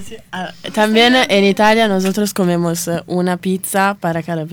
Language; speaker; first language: Spanish; non-native, learner; Italian